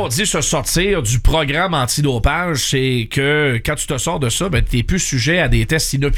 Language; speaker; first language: French; native; French